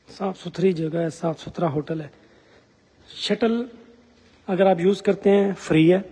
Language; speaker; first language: Urdu; non-native, local second language; Saraiki